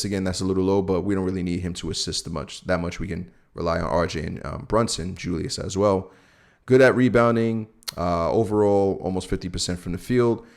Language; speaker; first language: English; native; English